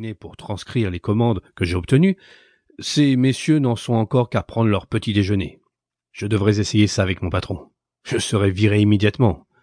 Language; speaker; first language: French; native; French